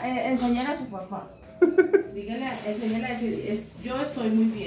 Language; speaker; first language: Spanish; native; Spanish